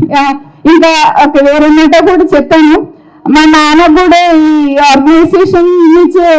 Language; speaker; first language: Telugu; non-native, local second language; Malayalam